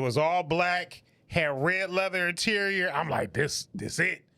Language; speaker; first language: English; native; English